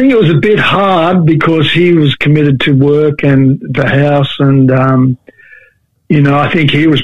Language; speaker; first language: English; native; English